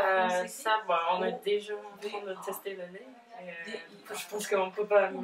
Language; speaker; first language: French; non-native, fluent; English